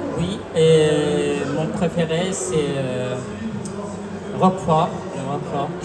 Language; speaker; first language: French; non-native, fluent; Japanese